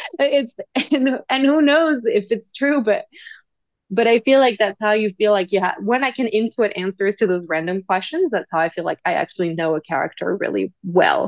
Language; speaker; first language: English; non-native, fluent; French